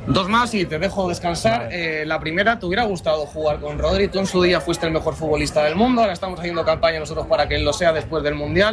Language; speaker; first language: Spanish; native; Spanish